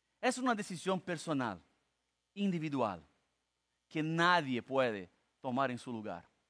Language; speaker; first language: Spanish; non-native, fluent; Portuguese